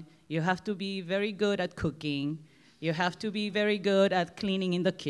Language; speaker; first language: English; non-native, fluent; Spanish